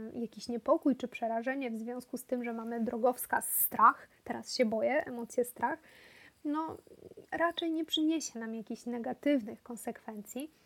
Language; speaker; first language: Polish; native; Polish